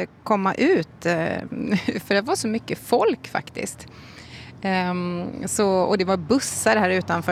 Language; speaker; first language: Swedish; native; Swedish